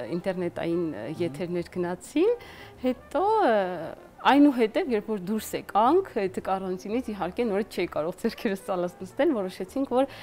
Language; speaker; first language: Armenian; native; Armenian